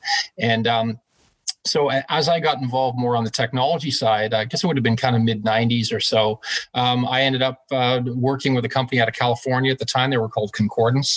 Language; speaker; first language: English; native; English